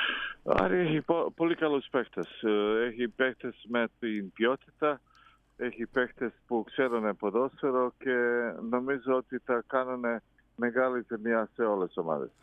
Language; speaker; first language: Greek; non-native, fluent; Croatian